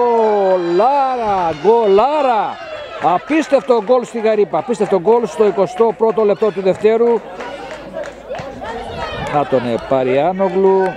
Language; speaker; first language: Greek; native; Greek